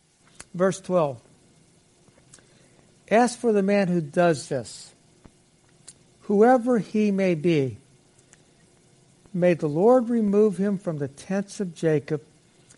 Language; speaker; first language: English; native; English